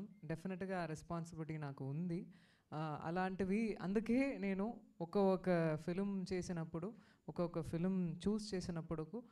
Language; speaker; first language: Telugu; non-native, fluent; Tamil